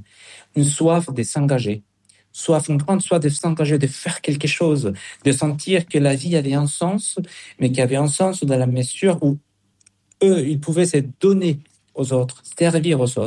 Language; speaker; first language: French; non-native, fluent; Spanish